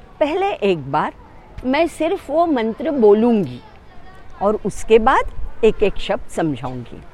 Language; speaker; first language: Hindi; non-native, local second language; Marathi